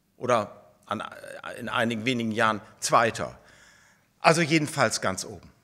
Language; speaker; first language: German; native; German